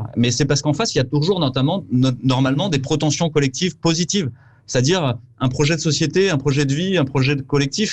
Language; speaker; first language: French; native; French